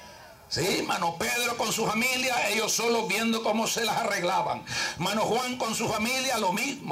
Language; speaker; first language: Spanish; native; Spanish